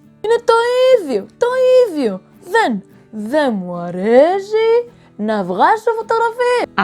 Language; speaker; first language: Greek; non-native, learner; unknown